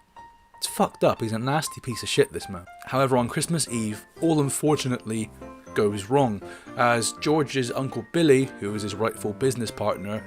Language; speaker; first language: English; native; English